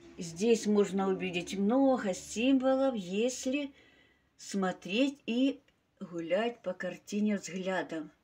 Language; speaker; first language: Russian; native; Russian